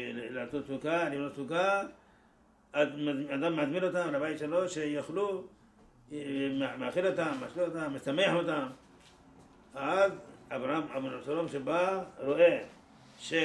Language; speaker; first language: Hebrew; non-native, fluent; Persian